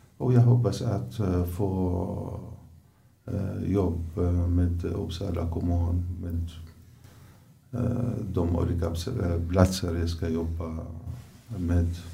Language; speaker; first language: Swedish; non-native, learner; Arabic